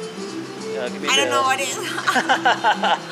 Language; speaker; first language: English; non-native, fluent; Spanish